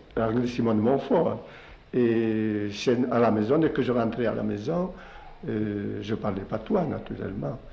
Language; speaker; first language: French; non-native, local second language; Occitan